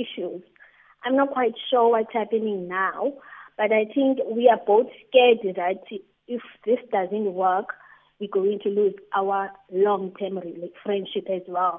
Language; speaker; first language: English; non-native, local second language; Xhosa